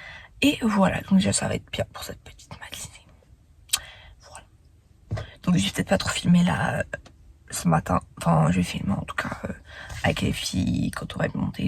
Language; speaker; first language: French; native; French